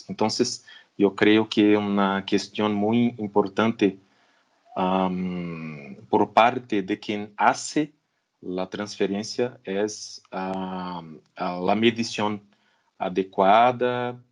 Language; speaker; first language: Spanish; non-native, fluent; Portuguese